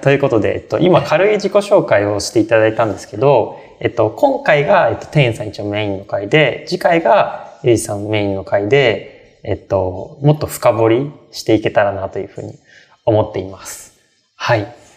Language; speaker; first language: Japanese; native; Japanese